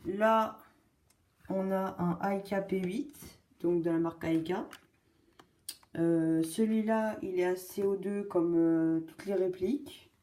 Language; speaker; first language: French; native; French